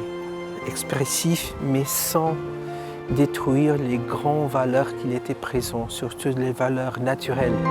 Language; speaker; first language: French; non-native, fluent; Portuguese